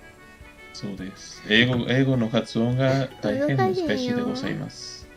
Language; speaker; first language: Japanese; non-native, fluent; Spanish